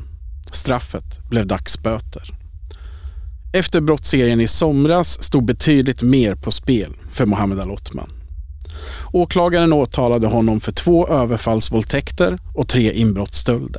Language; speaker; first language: Swedish; native; Swedish